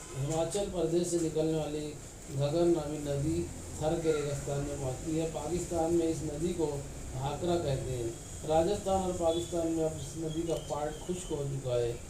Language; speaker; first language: Urdu; native; Urdu